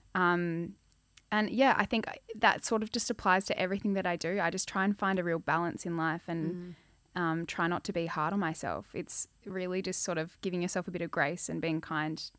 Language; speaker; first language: English; native; English